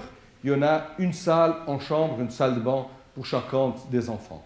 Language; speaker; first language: French; non-native, fluent; Portuguese